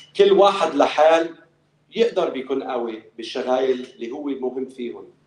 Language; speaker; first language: Arabic; early bilingual, other home language; English